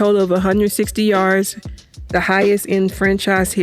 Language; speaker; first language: English; native; English